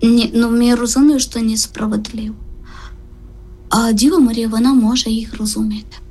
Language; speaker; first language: Ukrainian; non-native, learner; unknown